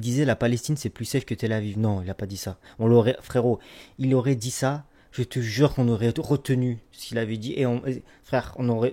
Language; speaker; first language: French; native; French